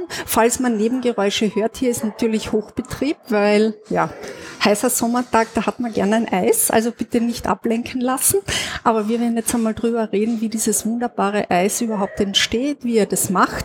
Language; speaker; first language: German; native; German